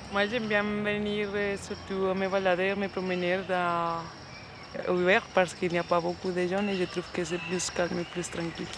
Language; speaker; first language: French; non-native, learner; Spanish